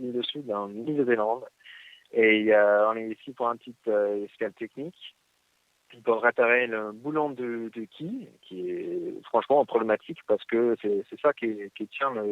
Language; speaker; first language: French; non-native, fluent; English